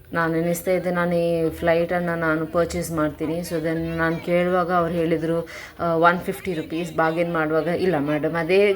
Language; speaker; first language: Kannada; non-native, local second language; Konkani